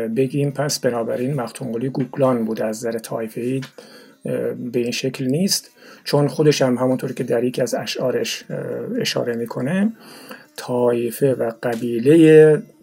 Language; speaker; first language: Persian; non-native, local second language; Turkmen